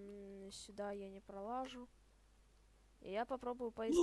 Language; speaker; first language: Russian; native; Russian